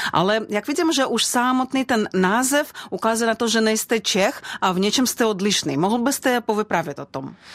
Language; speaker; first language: Czech; non-native, fluent; Russian